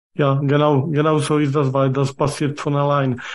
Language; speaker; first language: German; non-native, fluent; Czech